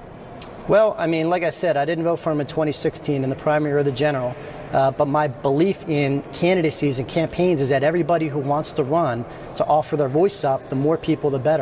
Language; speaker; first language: English; native; English